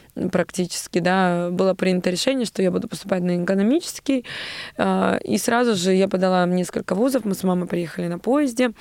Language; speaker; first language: Russian; native; Russian